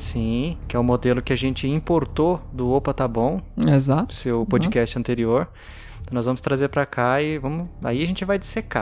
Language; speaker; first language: Portuguese; native; Portuguese